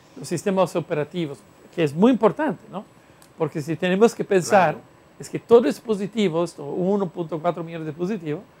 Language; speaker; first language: Spanish; non-native, fluent; Italian